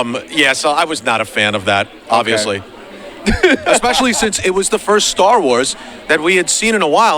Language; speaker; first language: English; native; English